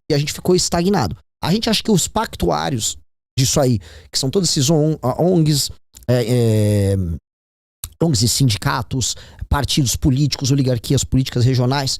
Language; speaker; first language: Portuguese; native; Portuguese